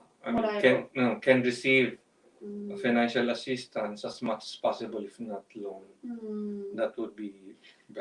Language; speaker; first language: English; non-native, local second language; Filipino